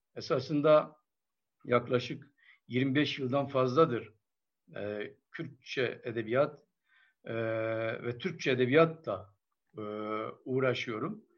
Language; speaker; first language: Turkish; non-native, local second language; Kurdish